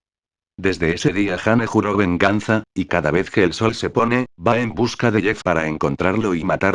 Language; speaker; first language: Spanish; native; Spanish